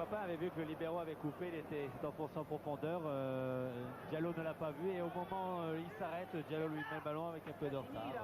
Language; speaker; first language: French; native; French